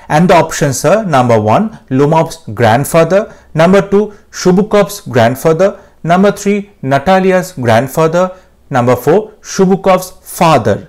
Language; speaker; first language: English; non-native, local second language; Bangla